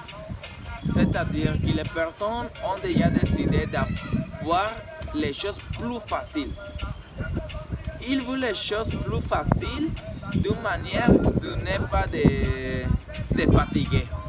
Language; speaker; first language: French; non-native, learner; Spanish